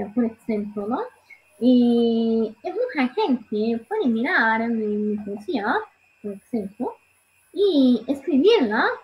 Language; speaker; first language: Spanish; non-native, learner; Italian